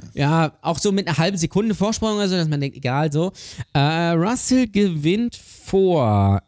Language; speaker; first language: German; native; German